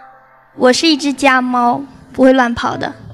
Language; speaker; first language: Chinese; native; Chinese